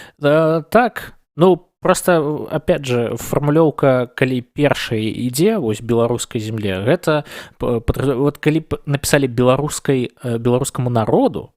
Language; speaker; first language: Belarusian; non-native, local second language; Russian